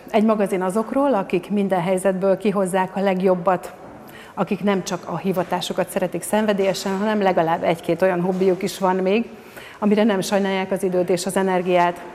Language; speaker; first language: Hungarian; native; Hungarian